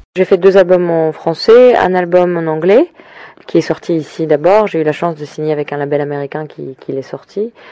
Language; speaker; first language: French; early bilingual, other home language; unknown